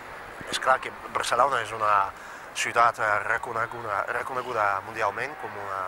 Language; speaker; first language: Catalan; non-native, fluent; Russian